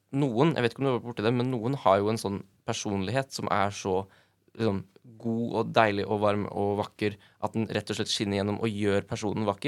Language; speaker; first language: Norwegian; native; Norwegian